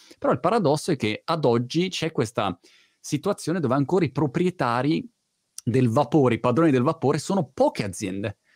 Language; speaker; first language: Italian; native; Italian